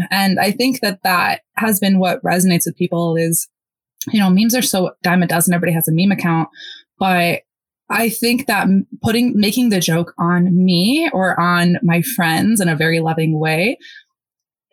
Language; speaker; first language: English; early bilingual, other home language; Polish